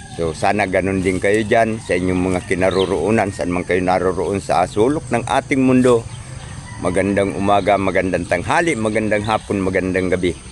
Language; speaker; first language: Filipino; non-native, local second language; Cebuano